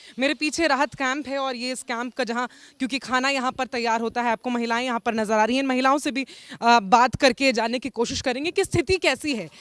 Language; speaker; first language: Hindi; native; Hindi